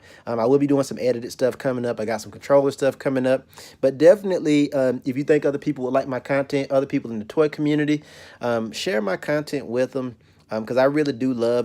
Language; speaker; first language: English; native; English